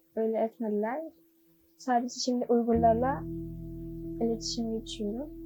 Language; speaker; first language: Turkish; non-native, learner; Chinese